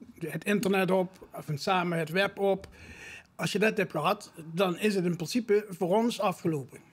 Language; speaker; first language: Dutch; native; Dutch